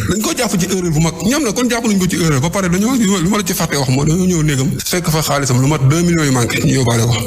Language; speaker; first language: Wolof; native; Wolof